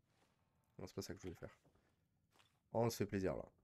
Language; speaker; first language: French; native; French